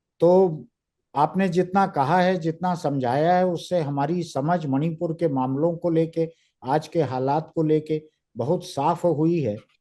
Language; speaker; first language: Hindi; native; Hindi